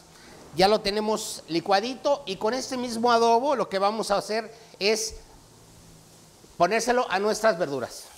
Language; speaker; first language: Spanish; native; Spanish